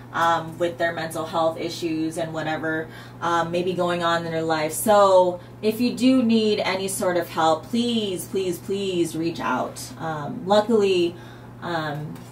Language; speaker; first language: English; native; English